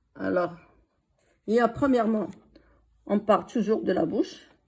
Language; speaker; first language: French; non-native, local second language; Arabic